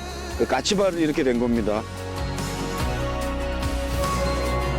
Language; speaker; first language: Korean; native; Korean